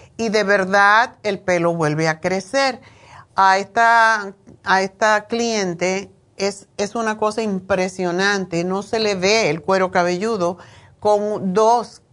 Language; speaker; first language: Spanish; native; Spanish